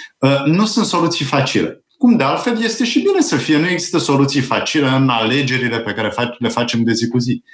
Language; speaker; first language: Romanian; native; Romanian